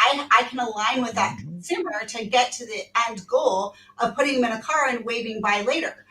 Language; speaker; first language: English; native; English